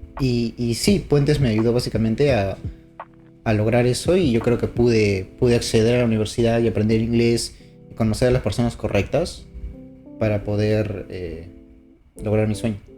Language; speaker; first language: Spanish; native; Spanish